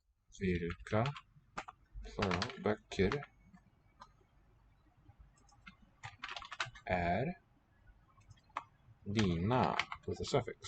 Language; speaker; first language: Swedish; non-native, learner; English